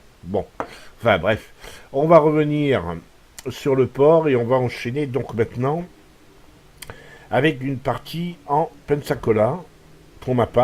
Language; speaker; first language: French; native; French